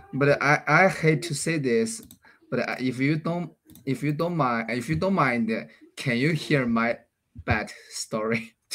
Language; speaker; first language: English; non-native, learner; Chinese